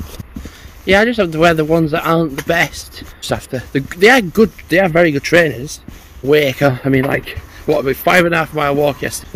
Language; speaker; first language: English; native; English